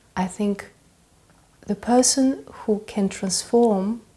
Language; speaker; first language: English; early bilingual, other home language; Russian